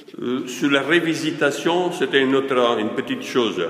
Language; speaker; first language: French; non-native, fluent; Italian